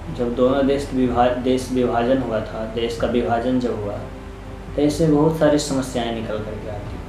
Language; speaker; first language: Hindi; native; Hindi